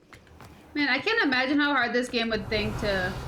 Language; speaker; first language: English; native; English